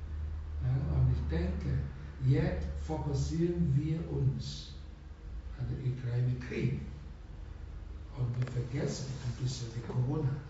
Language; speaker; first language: German; non-native, fluent; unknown